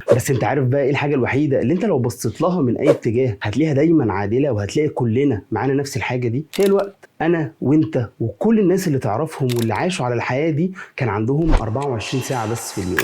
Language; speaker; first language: Arabic; native; Arabic